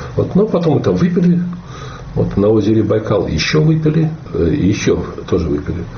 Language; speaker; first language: Russian; native; Russian